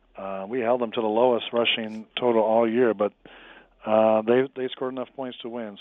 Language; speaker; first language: English; native; English